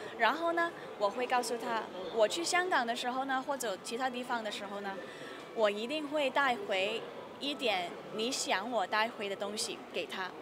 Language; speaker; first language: Chinese; early bilingual, heritage; Cantonese